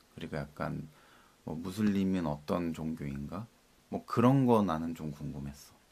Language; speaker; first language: Korean; native; Korean